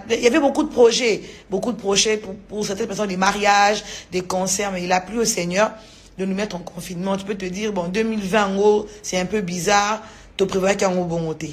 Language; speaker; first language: French; non-native, local second language; Lingala